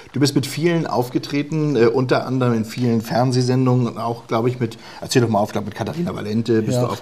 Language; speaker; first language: German; native; German